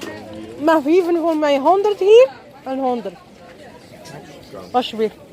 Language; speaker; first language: Dutch; non-native, learner; Arabic